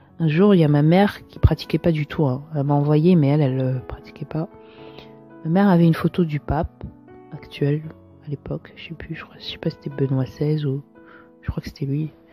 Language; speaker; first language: French; early bilingual, other home language; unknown